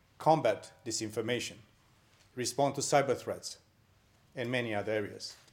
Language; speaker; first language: English; non-native, fluent; Romanian